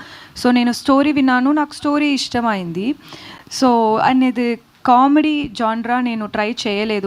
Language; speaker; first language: Telugu; non-native, fluent; Tamil